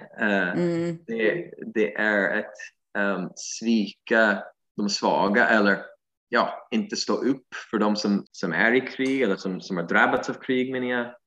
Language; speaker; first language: Swedish; non-native, fluent; English